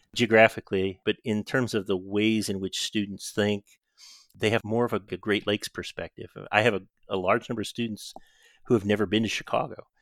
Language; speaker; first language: English; native; English